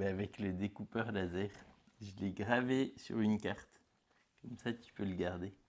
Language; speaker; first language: French; native; French